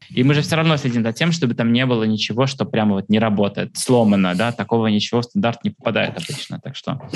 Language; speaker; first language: Russian; early bilingual, heritage; Russian